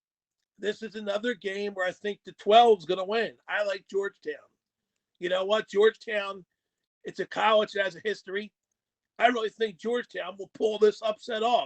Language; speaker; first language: English; native; English